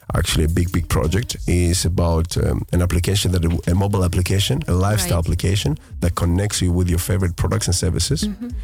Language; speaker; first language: English; early bilingual, other home language; Greek